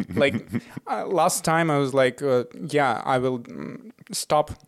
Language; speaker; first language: English; non-native, fluent; Russian